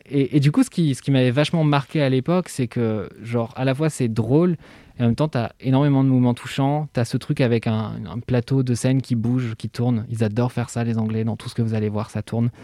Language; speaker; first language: French; native; French